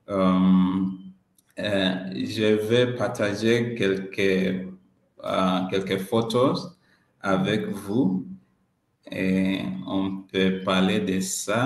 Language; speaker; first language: French; non-native, learner; Swahili